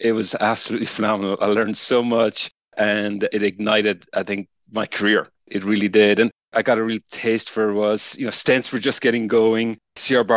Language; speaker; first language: English; native; English